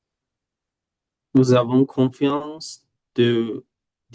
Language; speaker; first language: French; non-native, learner; Persian